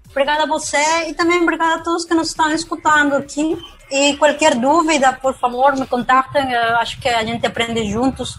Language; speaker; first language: Portuguese; non-native, fluent; Spanish